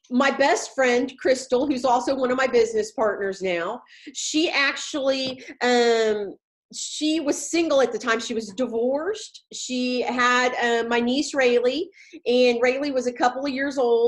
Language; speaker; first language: English; native; English